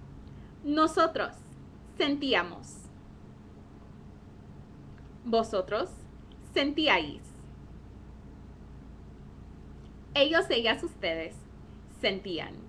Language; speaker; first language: Spanish; non-native, fluent; English